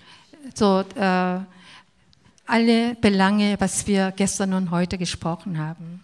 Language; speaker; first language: German; non-native, fluent; Korean